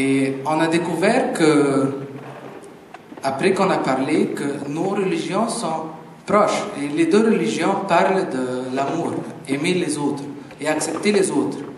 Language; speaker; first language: French; non-native, fluent; Arabic